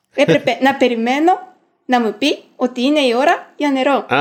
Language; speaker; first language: Greek; non-native, fluent; Japanese